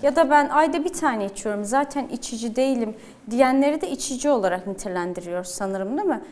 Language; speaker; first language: Turkish; native; Turkish